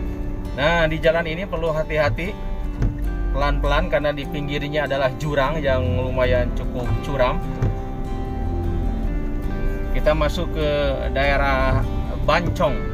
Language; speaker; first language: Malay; non-native, local second language; Sundanese